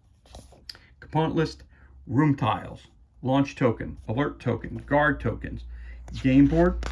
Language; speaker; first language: English; native; English